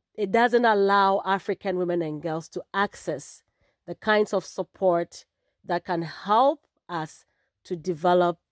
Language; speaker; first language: English; non-native, local second language; Akan